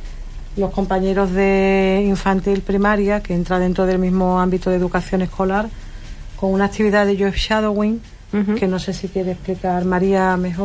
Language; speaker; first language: Spanish; native; Spanish